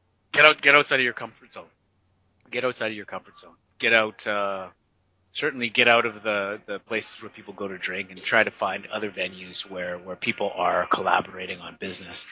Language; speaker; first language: English; native; English